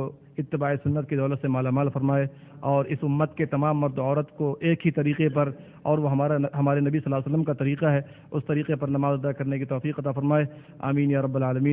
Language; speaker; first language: Urdu; native; Urdu